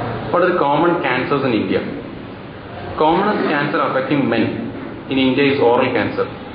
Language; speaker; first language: English; non-native, local second language; Malayalam